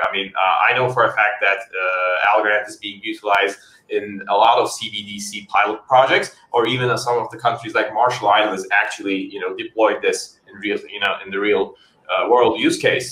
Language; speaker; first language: English; non-native, fluent; Turkish